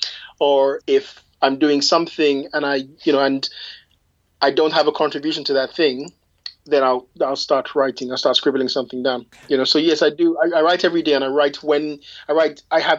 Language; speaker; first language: English; native; English